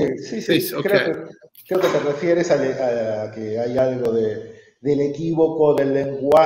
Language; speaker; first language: Spanish; native; Spanish